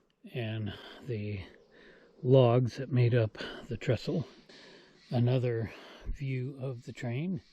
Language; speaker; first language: English; native; English